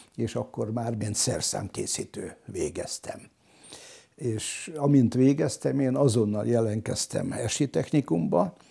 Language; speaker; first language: Hungarian; non-native, local second language; German